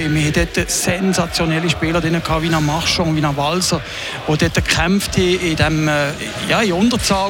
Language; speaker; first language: German; native; German